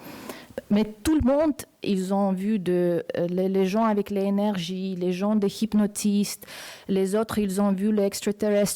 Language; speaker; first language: French; non-native, fluent; Uzbek